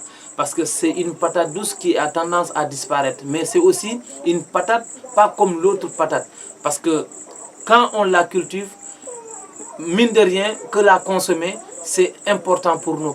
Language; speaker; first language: French; non-native, local second language; Mandingo